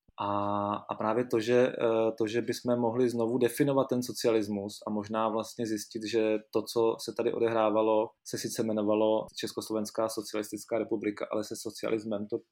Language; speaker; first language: Czech; native; Czech